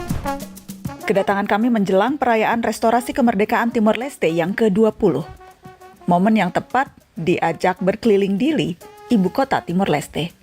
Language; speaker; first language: Indonesian; native; Indonesian